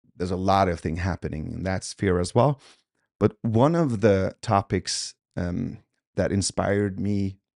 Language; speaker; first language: English; early bilingual, other home language; Swedish